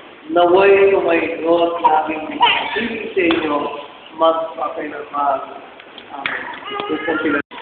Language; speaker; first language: Filipino; native; Filipino